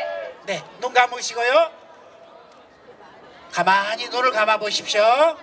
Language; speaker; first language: Korean; native; Korean